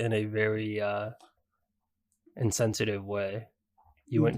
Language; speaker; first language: English; native; English